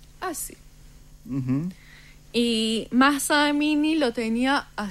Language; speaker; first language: Spanish; non-native, fluent; Persian